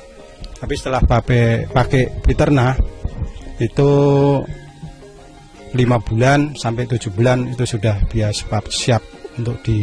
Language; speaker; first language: Indonesian; non-native, local second language; Javanese